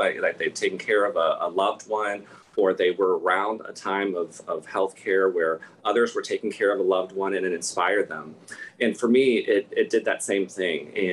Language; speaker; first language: English; native; English